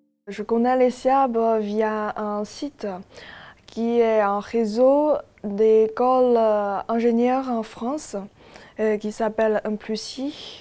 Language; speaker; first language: French; non-native, learner; Chinese